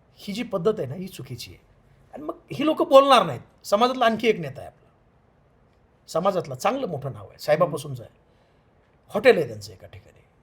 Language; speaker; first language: Marathi; native; Marathi